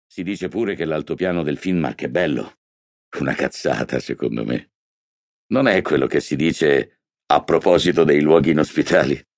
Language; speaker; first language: Italian; native; Italian